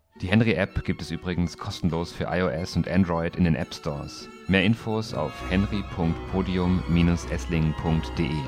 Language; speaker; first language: German; native; German